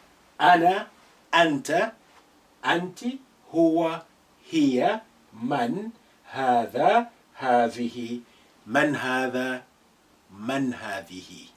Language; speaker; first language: Arabic; non-native, fluent; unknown